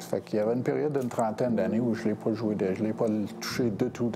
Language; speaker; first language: French; non-native, local second language; English